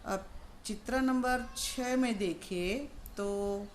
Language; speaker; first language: Hindi; non-native, local second language; Gujarati